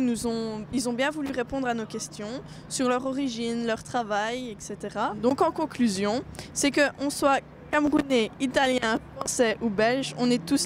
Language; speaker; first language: French; native; French